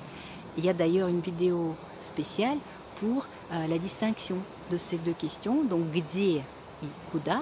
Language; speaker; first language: French; non-native, fluent; Russian